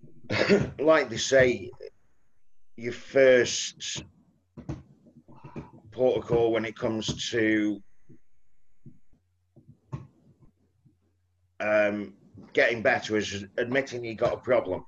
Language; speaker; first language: English; native; English